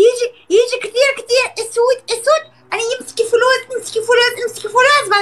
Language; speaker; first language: Arabic; non-native, learner; Turkish